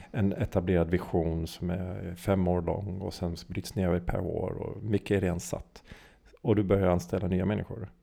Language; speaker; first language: Swedish; native; Swedish